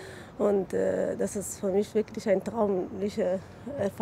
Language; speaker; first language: German; non-native, learner; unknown